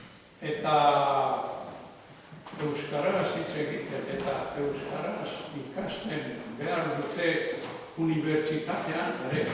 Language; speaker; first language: Basque; non-native, learner; Croatian